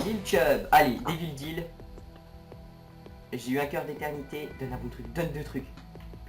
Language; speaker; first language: French; native; French